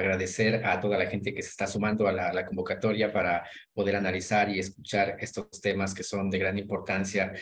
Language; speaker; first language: Spanish; native; Spanish